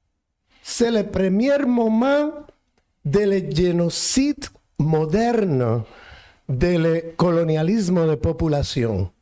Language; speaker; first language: French; non-native, fluent; Spanish